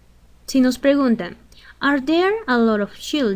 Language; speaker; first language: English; non-native, learner; Spanish